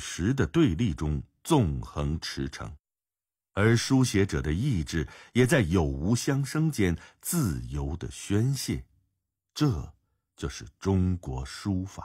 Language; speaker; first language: Chinese; native; Chinese